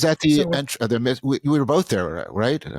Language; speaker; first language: English; native; English